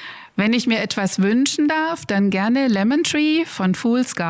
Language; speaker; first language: German; native; German